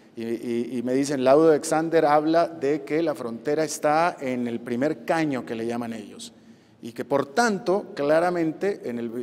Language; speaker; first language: Spanish; native; Spanish